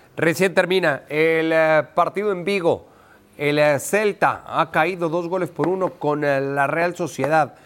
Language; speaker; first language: Spanish; native; Spanish